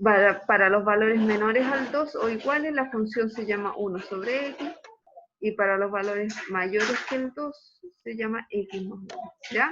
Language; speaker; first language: Spanish; native; Spanish